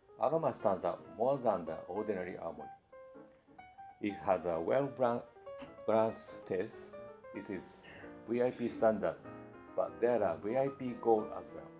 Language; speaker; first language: English; non-native, fluent; Japanese